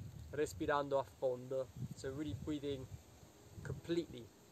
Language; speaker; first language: English; native; English